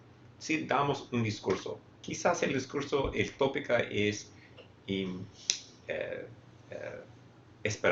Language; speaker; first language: Spanish; non-native, fluent; English